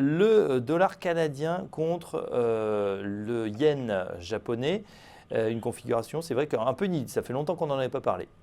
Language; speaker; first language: French; native; French